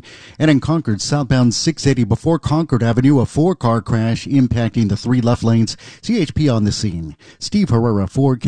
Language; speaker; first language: English; native; English